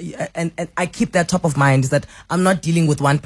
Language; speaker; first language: English; non-native, local second language; Xhosa